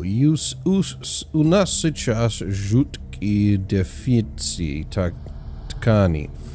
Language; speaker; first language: Russian; non-native, learner; English